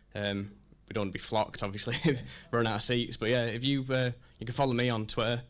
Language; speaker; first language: English; native; English